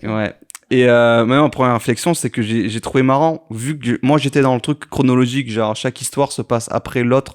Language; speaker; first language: French; native; French